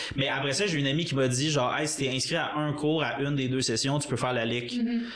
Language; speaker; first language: French; native; French